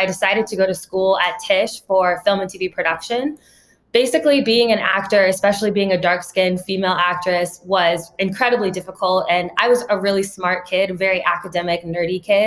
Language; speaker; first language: English; native; English